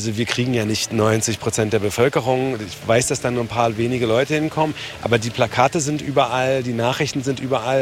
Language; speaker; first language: German; native; German